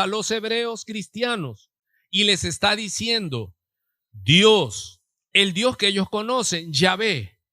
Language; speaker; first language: Spanish; native; Spanish